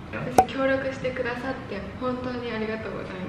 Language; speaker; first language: Japanese; non-native, fluent; Mongolian